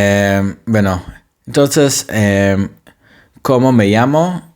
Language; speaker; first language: Spanish; non-native, fluent; Hebrew